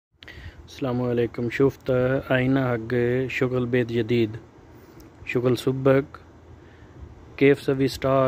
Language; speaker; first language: Arabic; non-native, learner; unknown